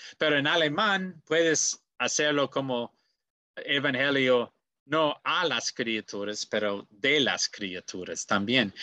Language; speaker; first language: Spanish; non-native, learner; English